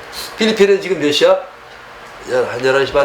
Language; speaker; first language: Korean; native; Korean